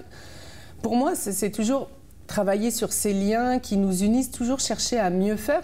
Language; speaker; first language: French; native; French